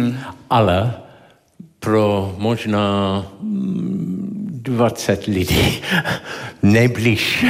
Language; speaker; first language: Czech; non-native, learner; English